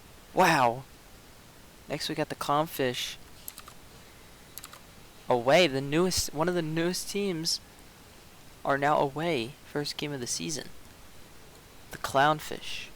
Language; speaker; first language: English; native; English